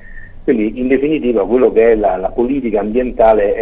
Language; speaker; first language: Italian; native; Italian